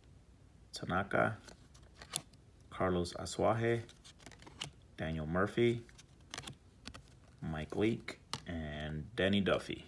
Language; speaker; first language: English; native; English